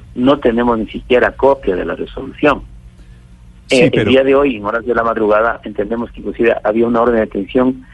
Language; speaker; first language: Spanish; native; Spanish